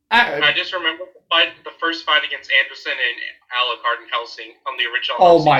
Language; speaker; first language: English; native; English